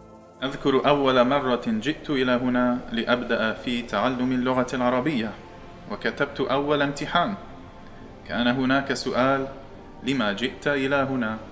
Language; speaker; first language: Arabic; non-native, learner; English